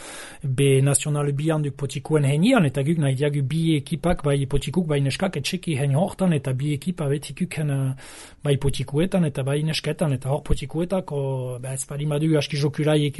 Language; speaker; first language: Basque; native; Basque